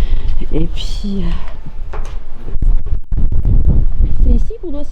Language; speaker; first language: French; native; French